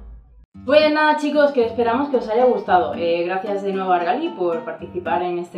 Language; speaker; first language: Spanish; native; Spanish